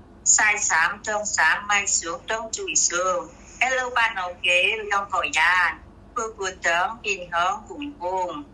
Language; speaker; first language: Chinese; non-native, learner; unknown